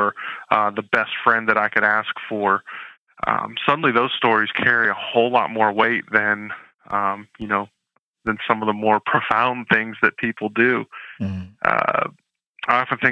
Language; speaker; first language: English; native; English